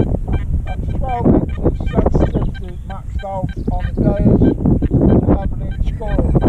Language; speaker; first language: English; native; English